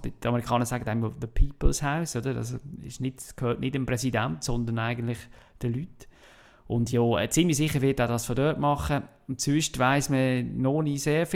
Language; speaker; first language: German; native; German